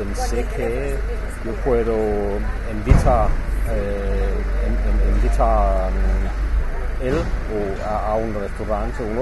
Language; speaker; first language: Spanish; non-native, learner; Danish